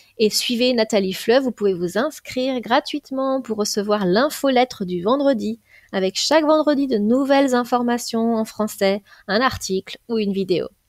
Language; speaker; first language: French; native; French